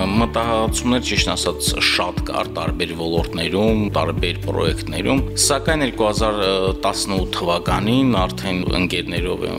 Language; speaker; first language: Armenian; native; Armenian